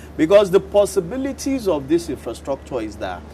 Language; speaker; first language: English; non-native, local second language; Yoruba